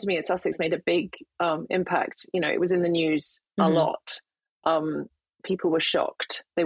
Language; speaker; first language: English; native; English